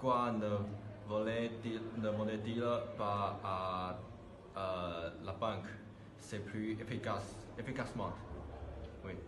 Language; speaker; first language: French; non-native, learner; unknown